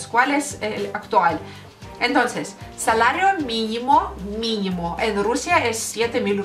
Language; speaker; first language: Spanish; non-native, learner; Russian